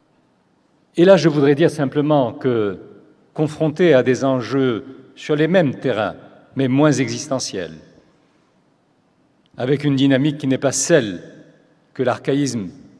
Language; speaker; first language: French; non-native, local second language; Arabic